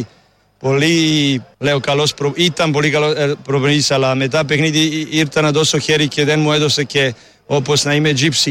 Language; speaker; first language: Greek; non-native, learner; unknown